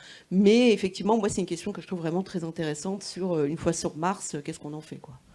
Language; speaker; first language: French; native; French